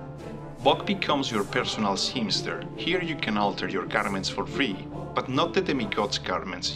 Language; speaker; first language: English; non-native, fluent; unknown